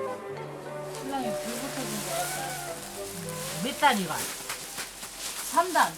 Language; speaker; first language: Korean; non-native, learner; Khmer